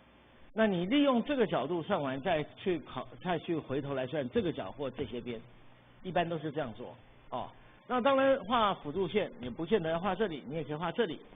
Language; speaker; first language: Chinese; native; Chinese